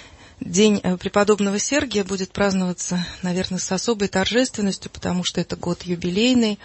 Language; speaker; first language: Russian; native; Russian